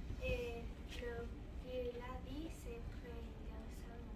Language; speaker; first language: French; non-native, learner; Catalan